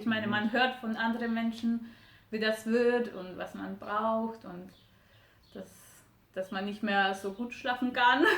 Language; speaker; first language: German; non-native, fluent; Romanian